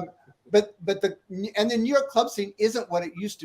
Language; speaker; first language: English; native; English